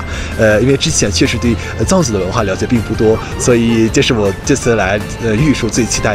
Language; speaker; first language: Chinese; non-native, fluent; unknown